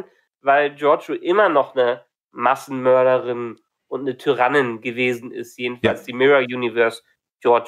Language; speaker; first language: German; native; German